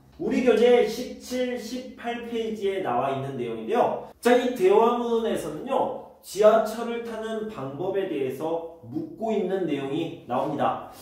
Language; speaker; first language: Korean; native; Korean